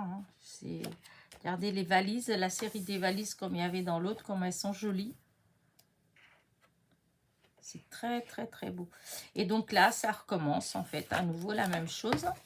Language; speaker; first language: French; native; French